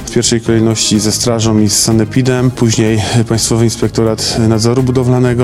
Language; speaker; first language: Polish; native; Polish